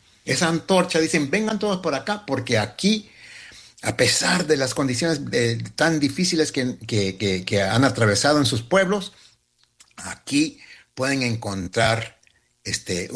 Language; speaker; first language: Spanish; early bilingual, heritage; Spanish